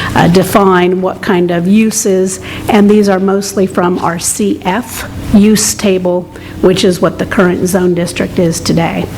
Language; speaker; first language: English; native; English